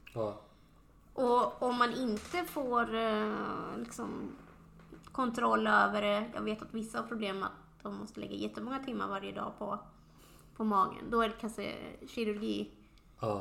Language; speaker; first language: Swedish; native; Swedish